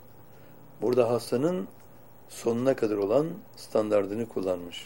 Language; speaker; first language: Turkish; native; Turkish